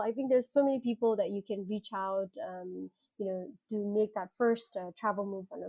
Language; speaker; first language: English; early bilingual, other home language; Nepali